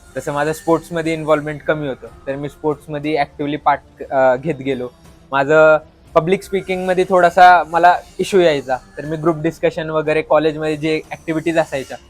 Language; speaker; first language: Marathi; native; Marathi